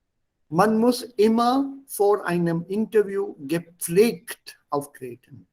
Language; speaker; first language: German; non-native, fluent; Hindi